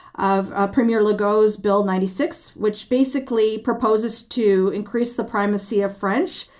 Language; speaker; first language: English; early bilingual, other home language; French